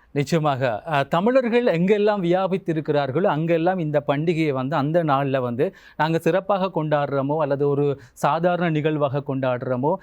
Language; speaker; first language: Tamil; native; Tamil